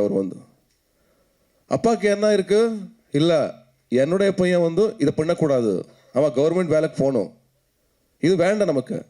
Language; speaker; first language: Tamil; non-native, learner; Kannada